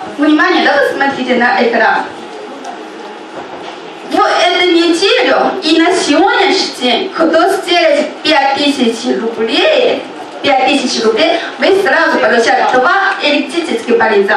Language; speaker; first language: Russian; non-native, learner; Chinese